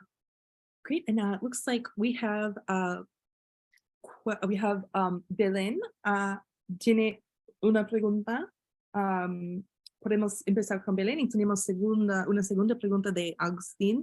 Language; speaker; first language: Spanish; non-native, fluent; English